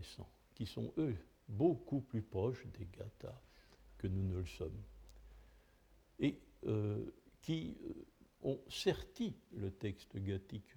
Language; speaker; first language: French; native; French